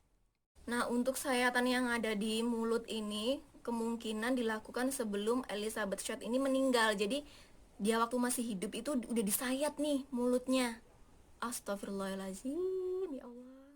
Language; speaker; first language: Indonesian; native; Indonesian